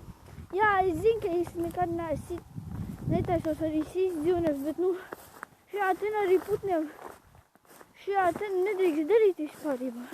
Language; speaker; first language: Latvian; non-native, local second language; Russian